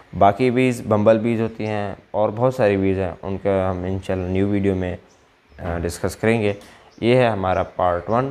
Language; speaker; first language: Urdu; non-native, local second language; Saraiki